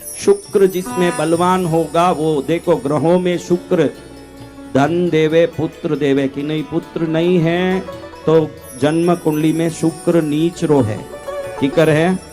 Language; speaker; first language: Hindi; non-native, local second language; Marwari